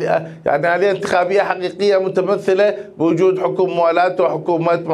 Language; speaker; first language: Arabic; native; Arabic